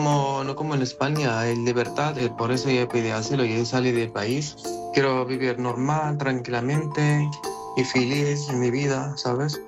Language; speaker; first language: Spanish; non-native, learner; Arabic